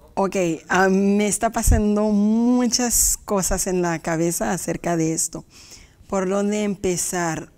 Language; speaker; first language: Spanish; non-native, fluent; Haitian Creole